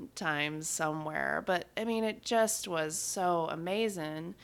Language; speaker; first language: English; native; English